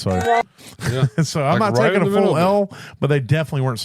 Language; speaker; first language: English; native; English